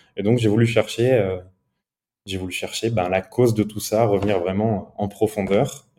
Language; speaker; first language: French; early bilingual, other home language; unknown